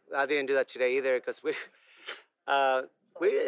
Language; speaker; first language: English; non-native, fluent; Spanish